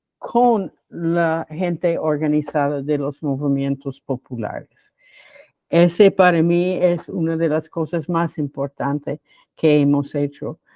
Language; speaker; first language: Spanish; non-native, fluent; English